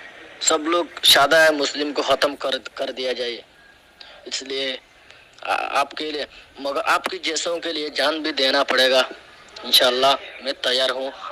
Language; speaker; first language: Hindi; non-native, learner; Rohingya